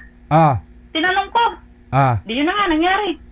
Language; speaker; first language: Filipino; native; Filipino